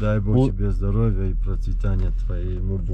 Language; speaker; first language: Russian; native; Russian